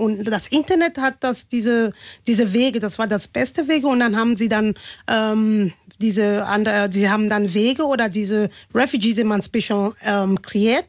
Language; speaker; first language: German; non-native, fluent; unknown